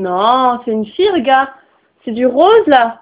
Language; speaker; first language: French; native; French